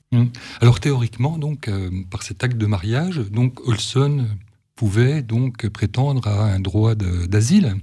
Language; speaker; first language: French; native; French